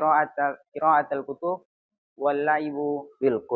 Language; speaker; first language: Arabic; non-native, learner; Indonesian